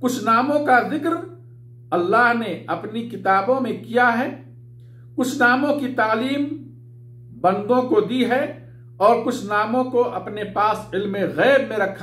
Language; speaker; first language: Urdu; native; Urdu